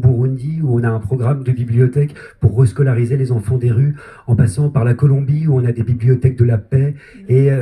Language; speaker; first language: French; native; French